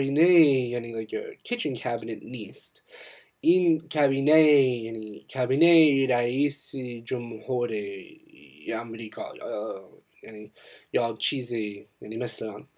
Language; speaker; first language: Persian; non-native, learner; English